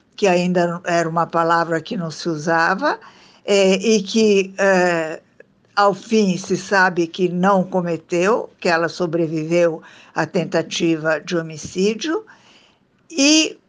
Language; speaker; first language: Portuguese; non-native, fluent; Italian